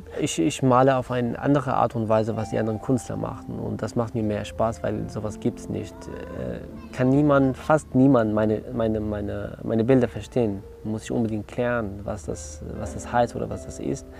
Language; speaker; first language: German; non-native, learner; Kurdish